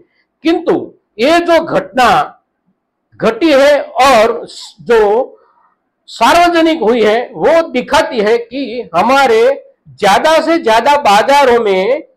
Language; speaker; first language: Hindi; non-native, local second language; Gujarati